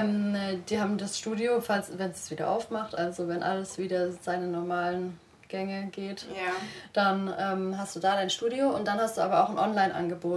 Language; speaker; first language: German; native; German